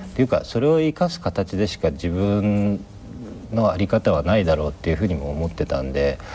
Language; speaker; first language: Japanese; native; Japanese